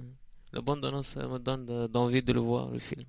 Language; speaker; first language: French; non-native, learner; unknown